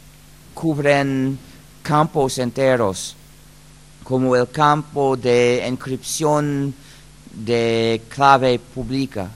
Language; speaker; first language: Spanish; non-native, fluent; English